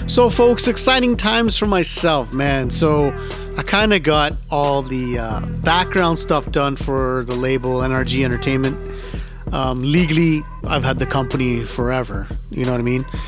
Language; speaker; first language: English; early bilingual, other home language; Punjabi